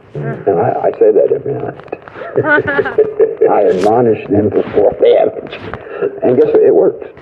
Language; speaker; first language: English; native; English